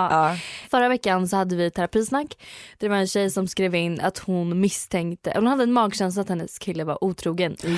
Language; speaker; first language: Swedish; native; Swedish